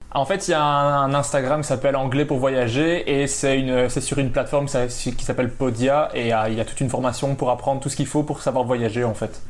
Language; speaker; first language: French; native; French